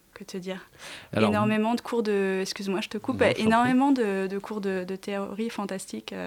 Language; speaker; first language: French; native; French